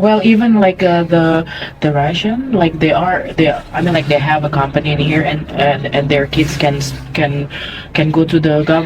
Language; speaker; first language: English; non-native, fluent; Indonesian